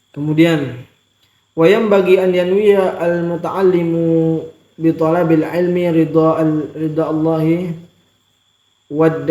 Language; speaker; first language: Arabic; non-native, learner; Indonesian